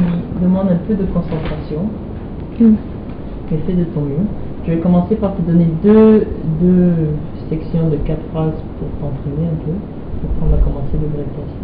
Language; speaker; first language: French; native; French